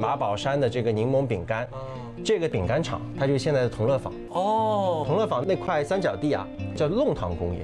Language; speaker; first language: Chinese; native; Chinese